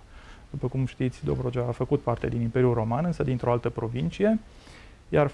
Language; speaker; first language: Romanian; native; Romanian